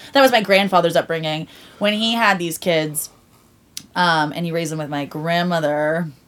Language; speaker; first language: English; native; English